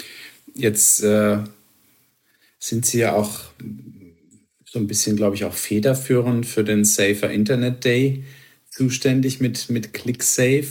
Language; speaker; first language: German; native; German